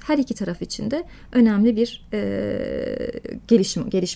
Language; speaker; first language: Turkish; native; Turkish